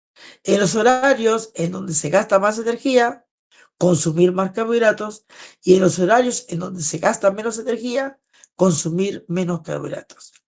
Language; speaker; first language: Spanish; native; Spanish